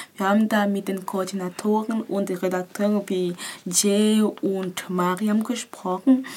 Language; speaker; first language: German; non-native, fluent; French